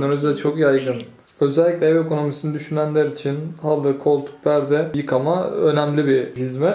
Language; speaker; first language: Turkish; native; Turkish